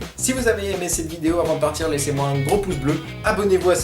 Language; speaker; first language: French; native; French